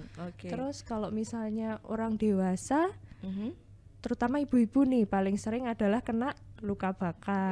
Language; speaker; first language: Indonesian; native; Indonesian